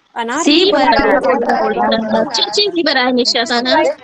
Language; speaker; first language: Persian; non-native, learner; Urdu